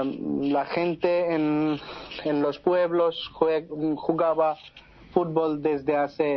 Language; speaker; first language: Spanish; non-native, fluent; Bangla